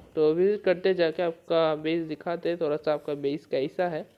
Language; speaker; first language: Hindi; non-native, local second language; Bangla